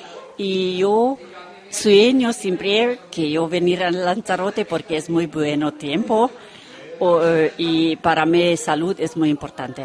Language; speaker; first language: Spanish; non-native, learner; Romanian